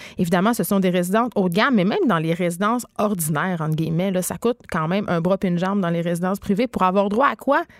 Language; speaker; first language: French; native; French